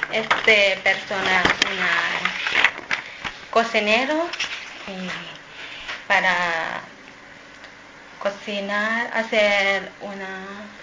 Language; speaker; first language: Spanish; non-native, learner; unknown